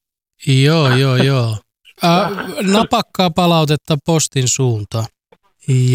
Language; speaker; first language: Finnish; native; Finnish